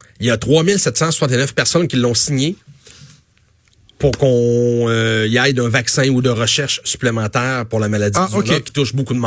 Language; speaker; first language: French; native; French